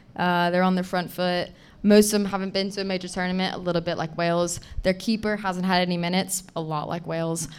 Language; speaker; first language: English; native; English